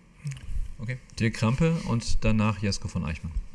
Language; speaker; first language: German; native; German